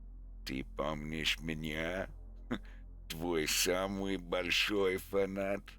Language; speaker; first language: Russian; non-native, learner; English